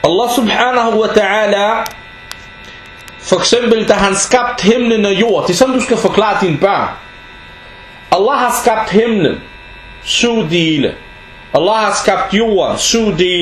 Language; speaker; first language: Danish; non-native, fluent; Arabic